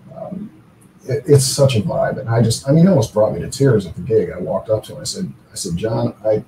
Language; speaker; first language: English; native; English